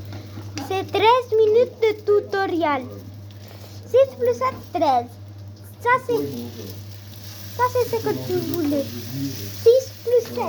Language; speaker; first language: French; non-native, learner; Spanish